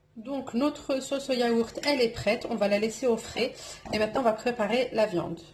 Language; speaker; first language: French; native; French